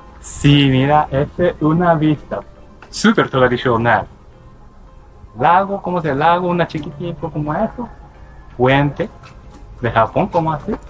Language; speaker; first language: Spanish; non-native, learner; Japanese